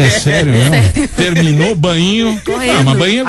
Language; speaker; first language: Portuguese; native; Portuguese